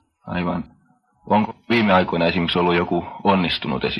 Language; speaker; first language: Finnish; native; Finnish